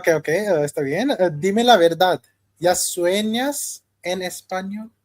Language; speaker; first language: Spanish; non-native, fluent; Hindi